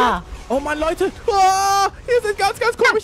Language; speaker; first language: German; native; German